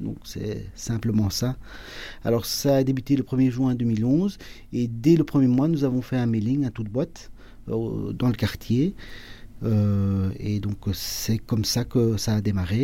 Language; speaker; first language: French; early bilingual, other home language; Spanish